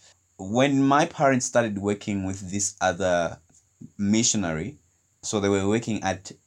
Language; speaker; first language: English; non-native, local second language; Nyanja